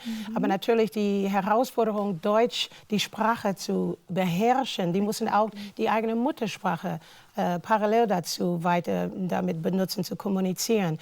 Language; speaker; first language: German; non-native, fluent; English